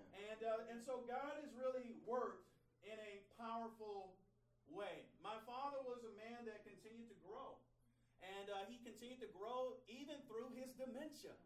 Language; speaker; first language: English; native; English